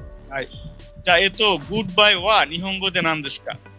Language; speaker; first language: Japanese; non-native, fluent; Bangla